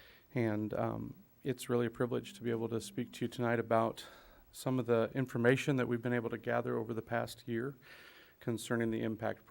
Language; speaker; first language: English; native; English